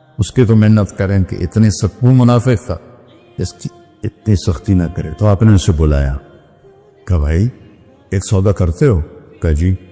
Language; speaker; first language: Urdu; non-native, local second language; Punjabi